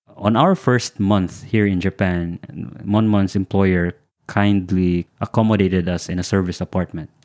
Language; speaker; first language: English; non-native, local second language; Filipino